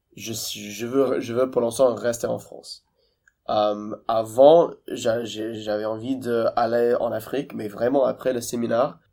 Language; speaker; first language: French; non-native, fluent; English